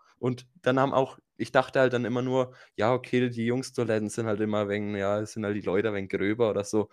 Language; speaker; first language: German; native; German